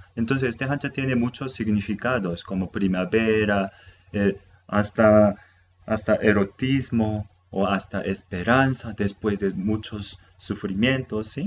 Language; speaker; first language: Spanish; non-native, fluent; Korean